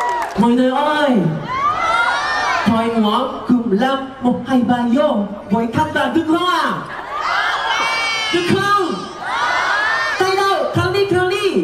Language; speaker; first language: Vietnamese; non-native, learner; Japanese